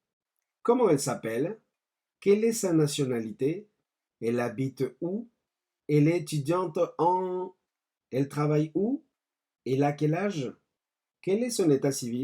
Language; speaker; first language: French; non-native, fluent; Spanish